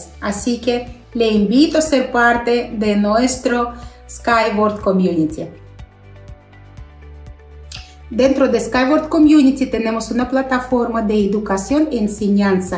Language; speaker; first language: Spanish; non-native, fluent; Russian